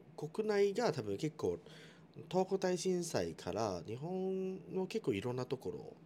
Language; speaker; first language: Japanese; non-native, fluent; Chinese